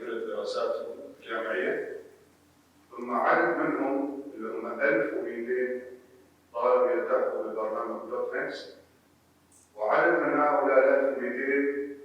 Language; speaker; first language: Arabic; native; Arabic